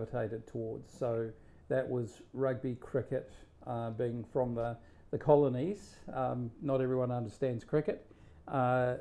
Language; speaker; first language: English; native; English